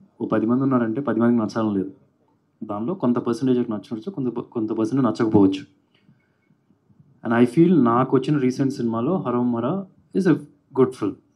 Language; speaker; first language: Telugu; native; Telugu